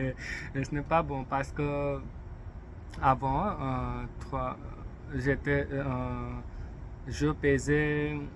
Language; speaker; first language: French; non-native, learner; English